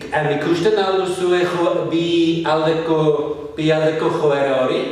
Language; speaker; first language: Basque; non-native, fluent; English